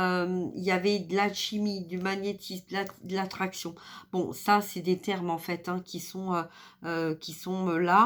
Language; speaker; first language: French; native; French